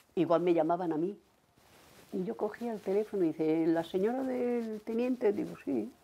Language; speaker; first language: Spanish; native; Spanish